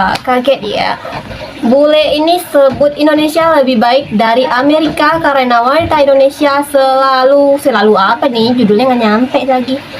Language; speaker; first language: Indonesian; native; Indonesian